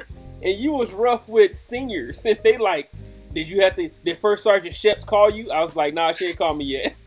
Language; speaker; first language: English; native; English